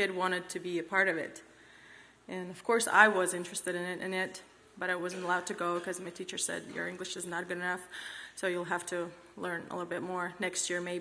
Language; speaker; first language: English; non-native, fluent; Kazakh